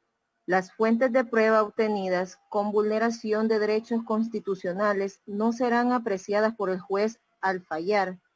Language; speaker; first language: Spanish; native; Spanish